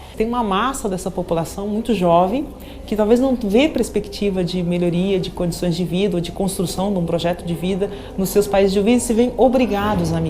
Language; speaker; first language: Portuguese; native; Portuguese